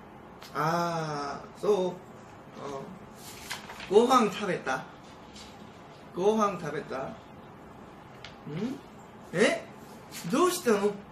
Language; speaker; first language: Japanese; non-native, learner; Korean